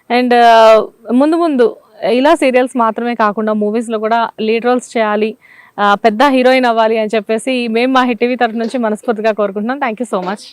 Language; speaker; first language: Telugu; native; Telugu